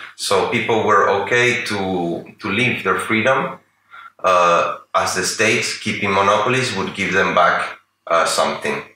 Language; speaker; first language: English; non-native, fluent; Spanish